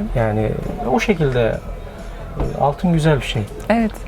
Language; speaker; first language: Turkish; native; Turkish